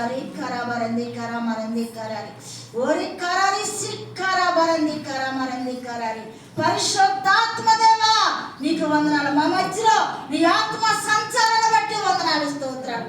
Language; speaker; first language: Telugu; native; Telugu